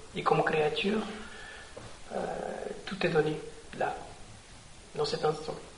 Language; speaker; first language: French; non-native, fluent; Spanish